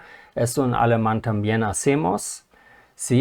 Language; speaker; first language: Spanish; non-native, fluent; German